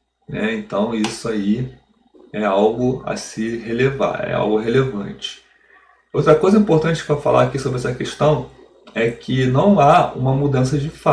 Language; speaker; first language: Portuguese; native; Portuguese